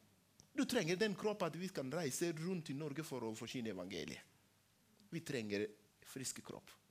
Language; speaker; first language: Norwegian; non-native, fluent; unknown